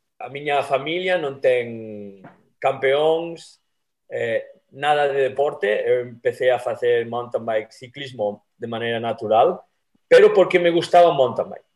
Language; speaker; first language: Spanish; native; Spanish